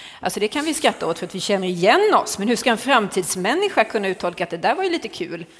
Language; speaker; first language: Swedish; native; Swedish